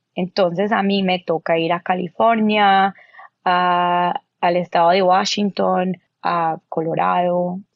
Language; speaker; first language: Spanish; native; Spanish